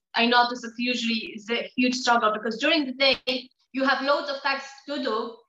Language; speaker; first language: English; non-native, fluent; Polish